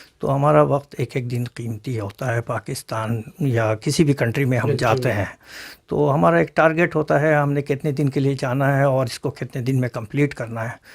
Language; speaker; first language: Urdu; native; Urdu